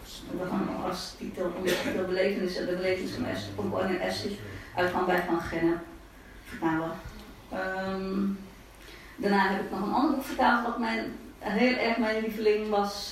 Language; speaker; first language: Dutch; non-native, fluent; Hungarian